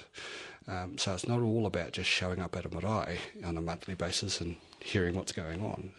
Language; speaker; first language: English; native; English